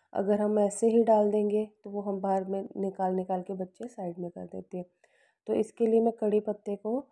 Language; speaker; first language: Hindi; non-native, local second language; Punjabi